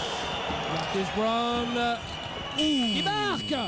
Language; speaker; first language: French; native; French